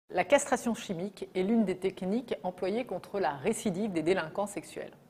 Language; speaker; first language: French; native; French